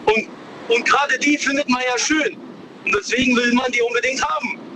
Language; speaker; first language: German; non-native, fluent; Chinese